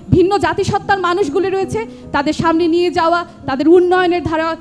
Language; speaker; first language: Bangla; non-native, local second language; Santali